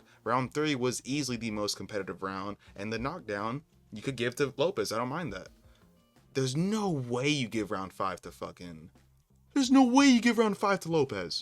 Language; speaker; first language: English; native; English